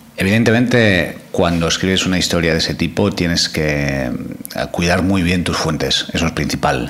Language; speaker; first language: Spanish; non-native, local second language; Catalan